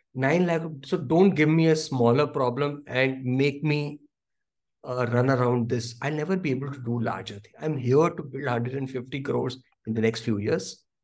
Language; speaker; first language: English; non-native, local second language; Hindi